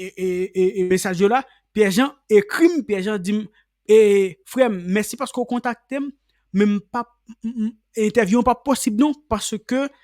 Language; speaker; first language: Haitian Creole; native; Haitian Creole